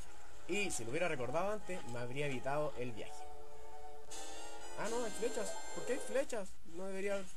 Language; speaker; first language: Spanish; native; Spanish